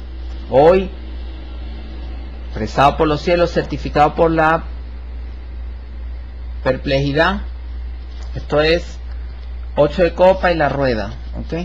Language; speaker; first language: Spanish; native; Spanish